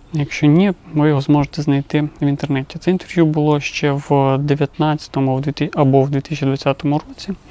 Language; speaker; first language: Ukrainian; non-native, local second language; Russian